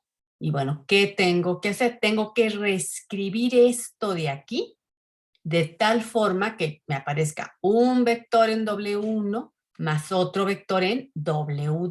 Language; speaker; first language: Spanish; native; Spanish